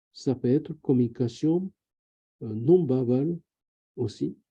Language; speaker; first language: French; non-native, learner; Japanese